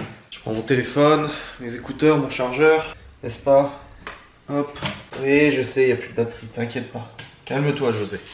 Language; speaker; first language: French; native; French